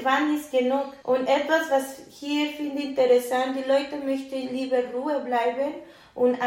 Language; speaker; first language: German; non-native, learner; Spanish